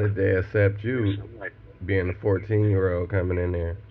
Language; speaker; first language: English; native; English